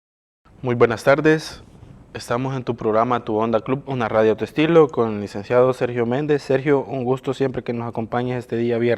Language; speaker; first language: Spanish; native; Spanish